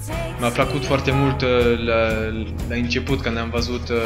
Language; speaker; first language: Romanian; non-native, learner; French